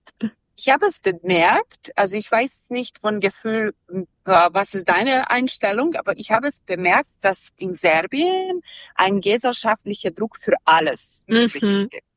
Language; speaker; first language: German; non-native, learner; Serbian